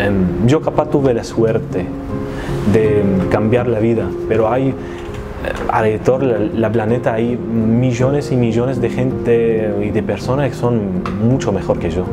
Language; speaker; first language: Spanish; non-native, fluent; Arabic